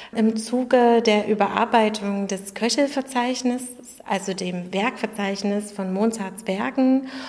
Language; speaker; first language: German; native; German